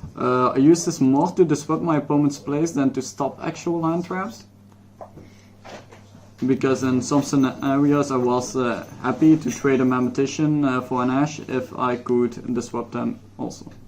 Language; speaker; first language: English; non-native, fluent; Dutch